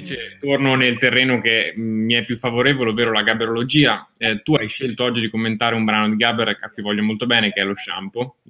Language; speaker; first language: Italian; native; Italian